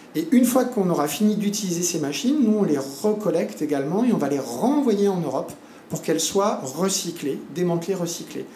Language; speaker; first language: French; native; French